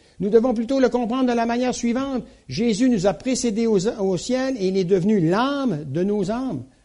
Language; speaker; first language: French; native; French